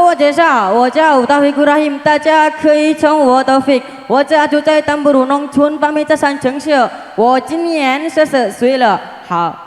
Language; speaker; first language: Chinese; non-native, learner; Indonesian